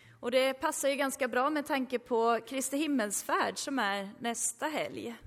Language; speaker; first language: Swedish; early bilingual, other home language; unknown